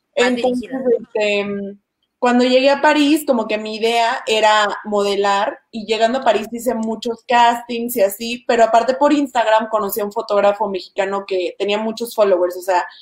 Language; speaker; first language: Spanish; native; Spanish